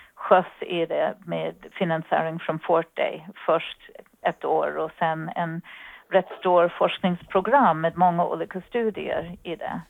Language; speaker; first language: Swedish; non-native, fluent; English